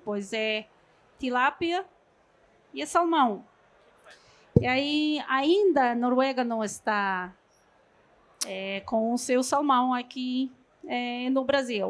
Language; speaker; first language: Portuguese; non-native, fluent; Norwegian